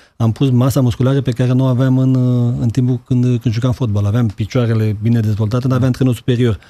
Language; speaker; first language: Romanian; native; Romanian